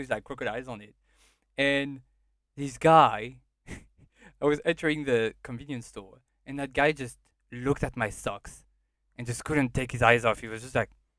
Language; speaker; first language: English; non-native, fluent; French